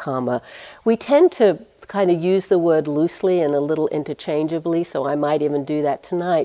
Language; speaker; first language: English; native; English